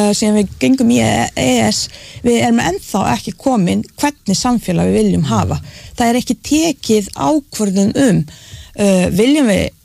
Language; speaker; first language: Icelandic; non-native, fluent; Bosnian